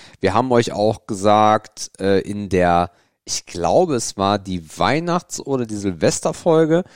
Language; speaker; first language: German; native; German